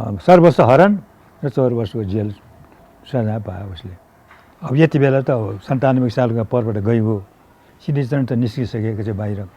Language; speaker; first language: Nepali; non-native, local second language; Newari